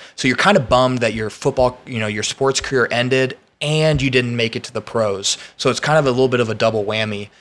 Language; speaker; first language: English; native; English